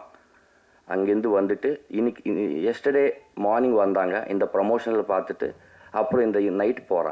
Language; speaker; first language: Tamil; non-native, learner; Telugu